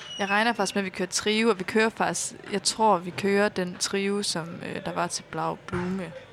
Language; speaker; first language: Danish; native; Danish